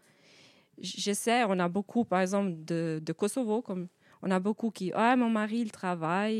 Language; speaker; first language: French; non-native, learner; Albanian